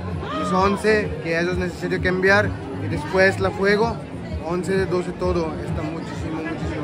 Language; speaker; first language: Spanish; non-native, learner; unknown